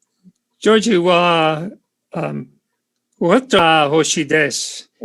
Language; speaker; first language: Japanese; non-native, learner; English